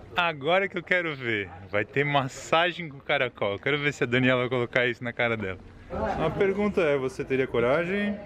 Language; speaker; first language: Portuguese; native; Portuguese